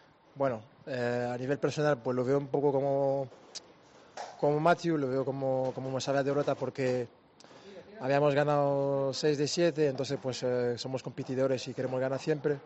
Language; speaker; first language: Spanish; native; Spanish